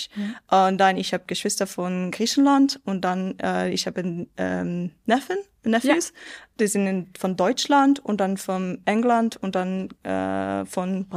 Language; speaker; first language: German; non-native, local second language; French